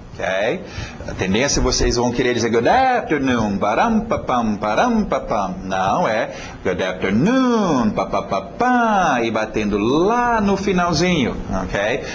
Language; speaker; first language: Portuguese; non-native, fluent; English